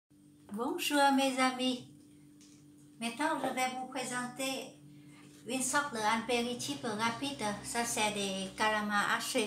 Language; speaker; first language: French; non-native, learner; Vietnamese